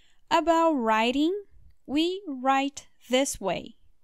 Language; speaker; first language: English; non-native, learner; Portuguese